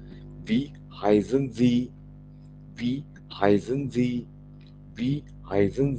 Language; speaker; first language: German; non-native, learner; Marathi